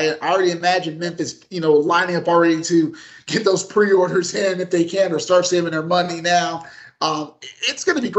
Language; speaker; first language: English; native; English